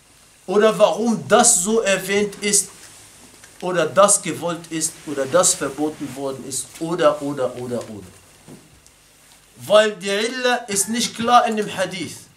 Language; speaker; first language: German; non-native, fluent; Arabic